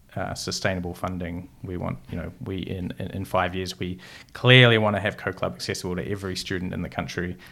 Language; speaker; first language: English; native; English